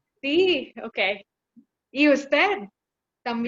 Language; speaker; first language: Spanish; non-native, learner; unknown